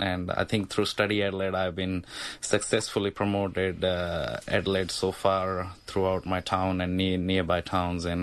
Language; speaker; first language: English; non-native, local second language; Punjabi